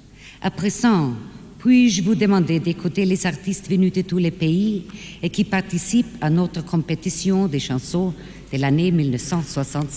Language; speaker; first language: French; non-native, fluent; German